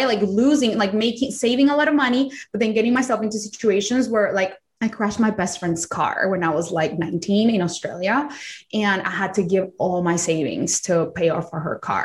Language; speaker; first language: English; non-native, fluent; Spanish